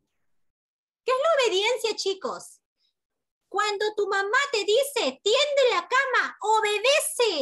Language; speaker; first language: Spanish; native; Spanish